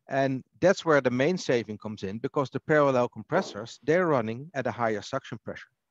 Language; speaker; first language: English; non-native, fluent; Dutch